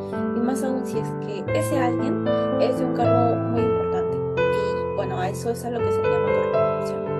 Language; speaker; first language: Spanish; native; Spanish